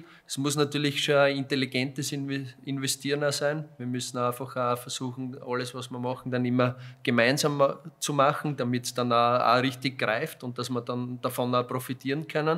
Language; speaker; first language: German; native; German